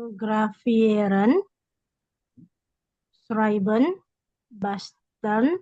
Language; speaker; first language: German; non-native, learner; Indonesian